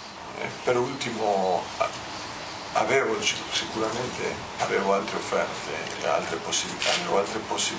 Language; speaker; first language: Italian; non-native, fluent; Spanish